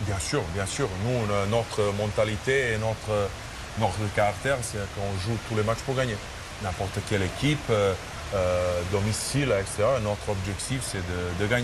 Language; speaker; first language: French; non-native, fluent; Serbian